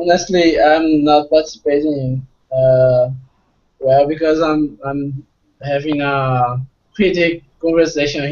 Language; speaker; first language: English; non-native, fluent; Portuguese